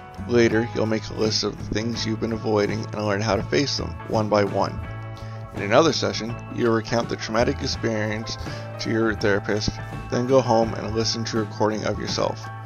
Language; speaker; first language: English; native; English